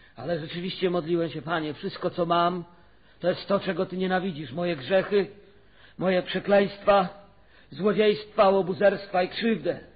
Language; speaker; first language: Polish; native; Polish